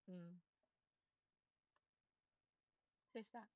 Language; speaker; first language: French; non-native, learner; Chinese